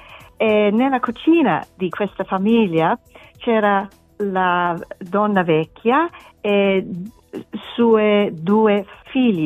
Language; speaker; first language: Italian; non-native, learner; German